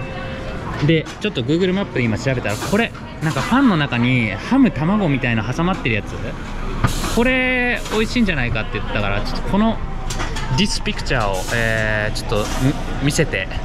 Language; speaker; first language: Japanese; native; Japanese